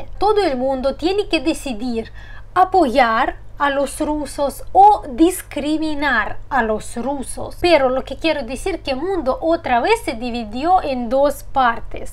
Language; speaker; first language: Spanish; non-native, fluent; Russian